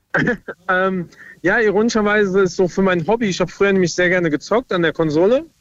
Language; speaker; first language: German; native; German